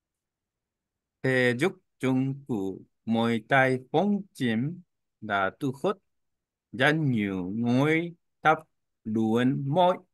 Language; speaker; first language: Korean; native; Korean